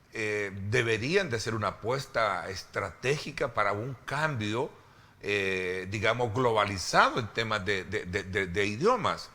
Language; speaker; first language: Spanish; native; Spanish